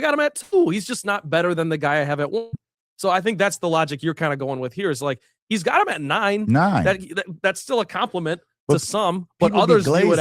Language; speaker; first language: English; native; English